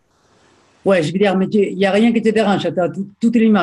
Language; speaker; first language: French; native; French